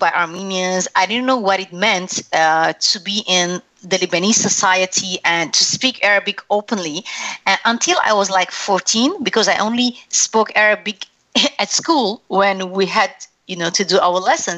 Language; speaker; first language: English; non-native, fluent; Arabic